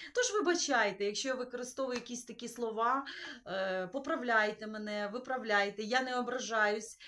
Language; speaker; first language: Ukrainian; non-native, local second language; Russian